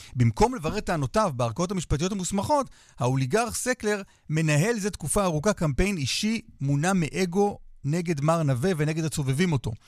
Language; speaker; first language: Hebrew; native; Hebrew